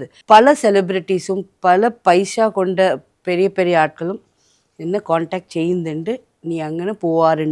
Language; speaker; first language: Malayalam; non-native, local second language; Tamil